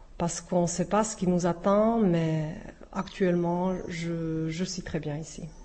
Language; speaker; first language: French; non-native, fluent; Czech